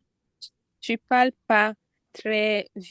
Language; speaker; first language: French; non-native, learner; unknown